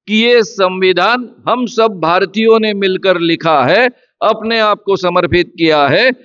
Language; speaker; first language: Hindi; non-native, local second language; Marathi